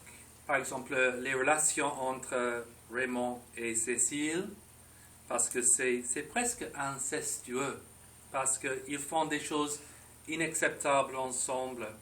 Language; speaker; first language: French; non-native, fluent; English